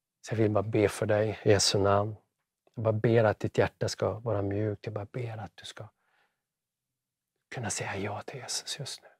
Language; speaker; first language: Swedish; native; Swedish